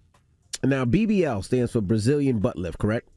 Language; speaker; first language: English; native; English